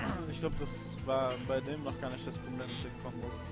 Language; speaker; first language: German; native; German